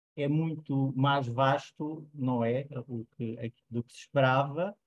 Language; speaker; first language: Portuguese; native; Portuguese